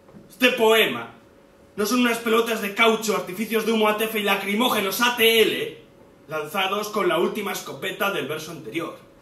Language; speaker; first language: Spanish; native; Spanish